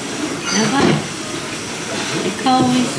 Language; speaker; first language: Japanese; native; Japanese